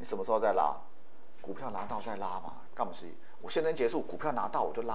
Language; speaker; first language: Chinese; native; Chinese